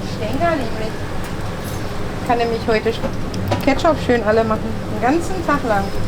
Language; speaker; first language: German; native; German